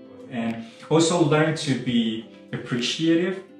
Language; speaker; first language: English; non-native, fluent; Indonesian